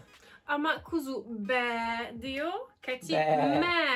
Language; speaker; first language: Turkish; non-native, learner; Hungarian